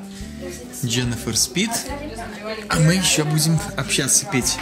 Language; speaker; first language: Russian; native; Russian